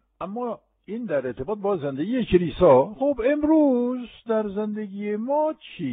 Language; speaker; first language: Persian; non-native, fluent; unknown